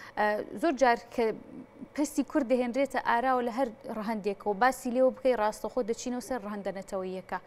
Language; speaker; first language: Central Kurdish; native; Central Kurdish